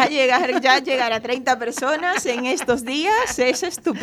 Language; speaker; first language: Spanish; native; Spanish